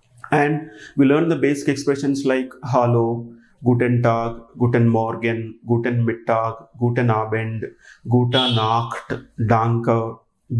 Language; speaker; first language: German; non-native, fluent; Telugu